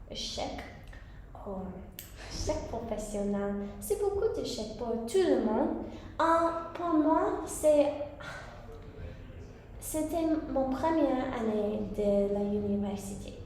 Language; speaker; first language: French; non-native, learner; English